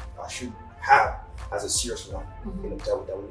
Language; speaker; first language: English; non-native, local second language; Yoruba